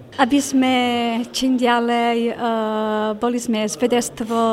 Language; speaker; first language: Slovak; non-native, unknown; Spanish